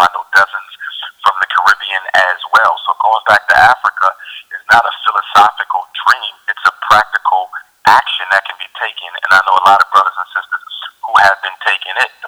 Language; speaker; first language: English; native; English